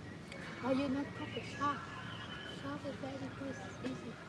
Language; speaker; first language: English; non-native, learner; Vietnamese